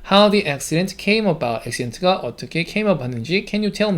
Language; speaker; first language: English; non-native, fluent; Korean